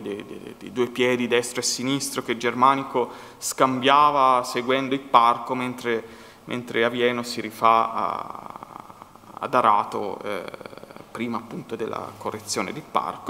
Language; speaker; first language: Italian; native; Italian